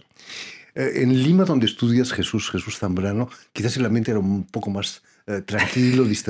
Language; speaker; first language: Spanish; native; Spanish